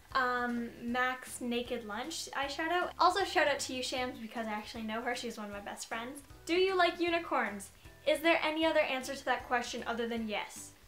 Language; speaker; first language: English; native; English